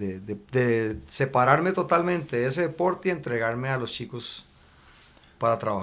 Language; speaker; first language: Spanish; native; Spanish